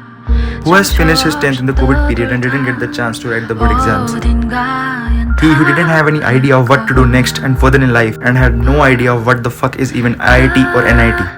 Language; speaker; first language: English; non-native, local second language; Hindi